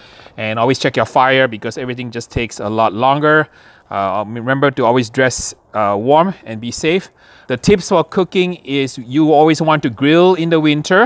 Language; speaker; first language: English; native; English